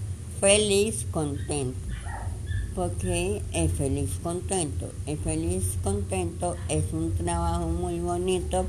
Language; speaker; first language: Spanish; non-native, learner; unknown